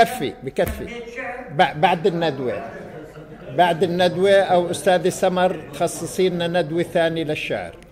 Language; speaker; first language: Arabic; native; Arabic